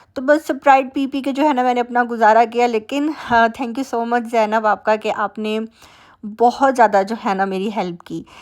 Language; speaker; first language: Urdu; native; Urdu